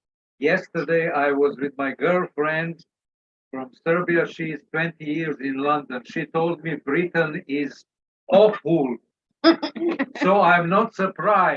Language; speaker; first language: English; non-native, learner; Serbian